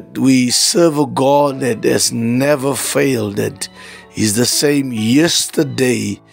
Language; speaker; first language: English; non-native, local second language; Afrikaans